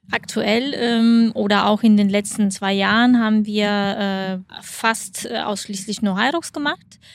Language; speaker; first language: German; non-native, fluent; Lithuanian